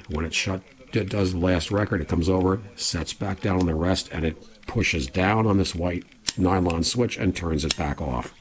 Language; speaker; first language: English; native; English